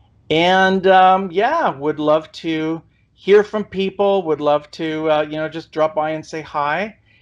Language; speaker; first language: English; native; English